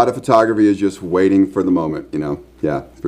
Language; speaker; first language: English; native; English